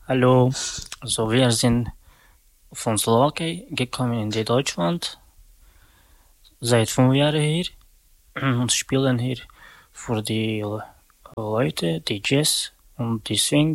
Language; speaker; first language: German; non-native, learner; Slovak